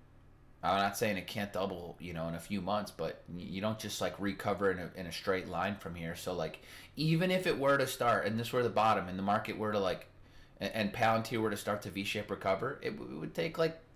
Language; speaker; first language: English; native; English